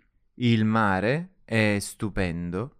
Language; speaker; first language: Italian; non-native, learner; English